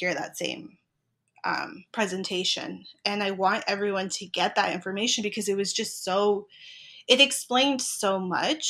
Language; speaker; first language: English; native; English